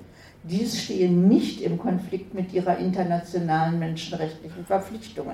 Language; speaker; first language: German; native; German